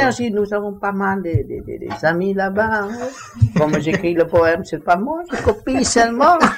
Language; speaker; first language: French; non-native, learner; Vietnamese